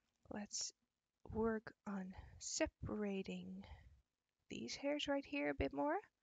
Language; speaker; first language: English; non-native, fluent; Dutch